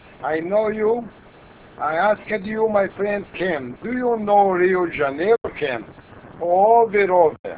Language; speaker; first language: English; non-native, learner; Portuguese